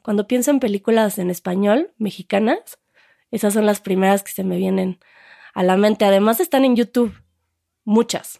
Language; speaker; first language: Spanish; native; Spanish